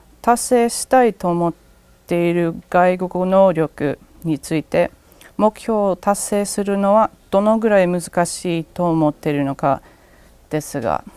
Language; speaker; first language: Japanese; non-native, learner; English